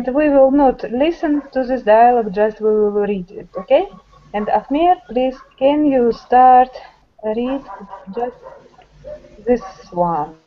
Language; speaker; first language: English; non-native, fluent; Russian